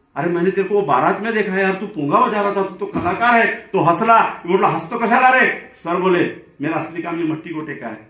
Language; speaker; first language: Hindi; non-native, local second language; Marathi